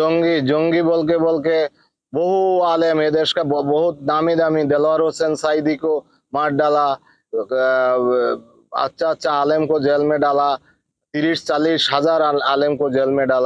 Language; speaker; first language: Hindi; non-native, learner; Bangla